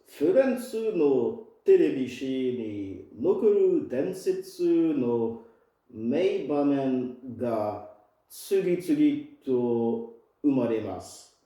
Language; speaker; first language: Japanese; non-native, fluent; French